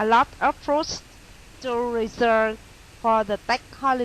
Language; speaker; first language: English; non-native, learner; Vietnamese